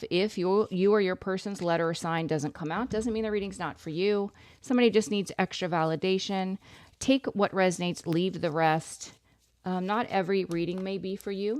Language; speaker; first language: English; native; English